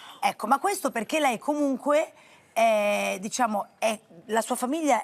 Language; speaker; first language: Italian; native; Italian